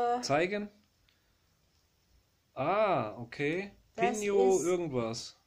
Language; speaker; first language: German; native; German